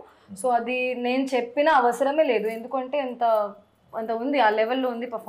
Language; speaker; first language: Telugu; non-native, fluent; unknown